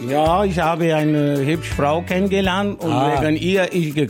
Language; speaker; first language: German; non-native, learner; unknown